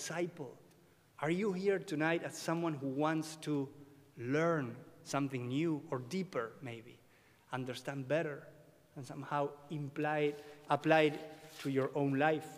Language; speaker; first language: English; non-native, fluent; Spanish